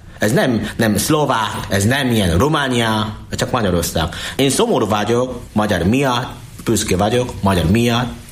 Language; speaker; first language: Hungarian; non-native, learner; Korean